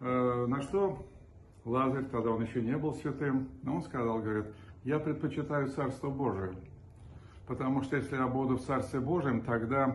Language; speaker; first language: Russian; native; Russian